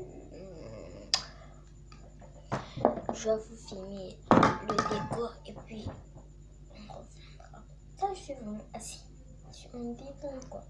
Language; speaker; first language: French; non-native, local second language; Lingala